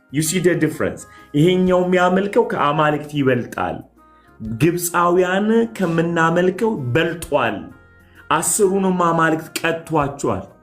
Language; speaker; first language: Amharic; non-native, fluent; Somali